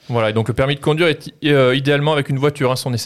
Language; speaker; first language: French; native; French